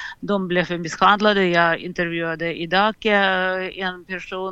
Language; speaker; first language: Swedish; non-native, fluent; Russian